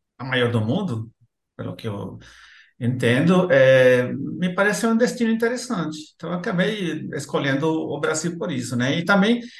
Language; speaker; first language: Portuguese; non-native, fluent; Spanish